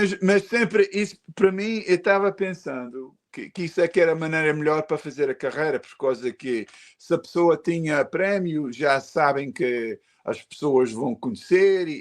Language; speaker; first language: Portuguese; early bilingual, heritage; Portuguese